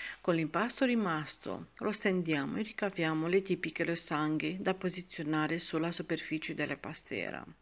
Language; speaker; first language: Italian; non-native, fluent; Romanian